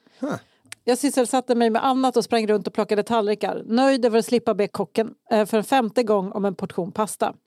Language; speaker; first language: Swedish; native; Swedish